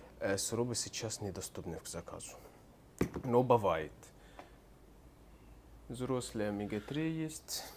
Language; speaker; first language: Russian; non-native, learner; Arabic